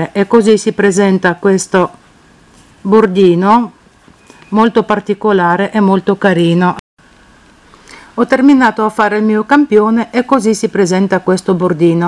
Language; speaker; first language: Italian; non-native, fluent; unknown